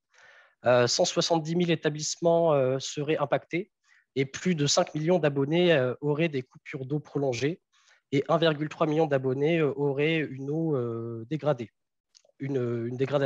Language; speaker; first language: French; native; French